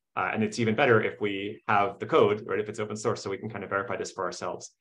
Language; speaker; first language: English; native; English